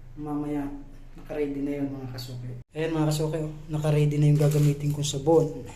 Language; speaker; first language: Filipino; non-native, local second language; Bikol